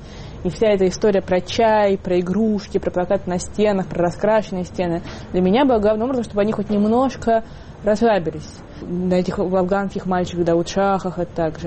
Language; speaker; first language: Russian; native; Russian